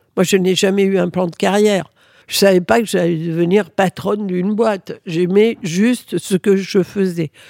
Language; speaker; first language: French; early bilingual, other home language; Spanish